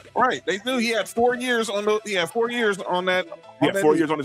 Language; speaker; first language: English; native; English